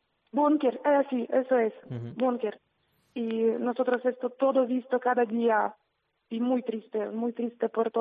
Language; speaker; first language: Spanish; non-native, learner; Ukrainian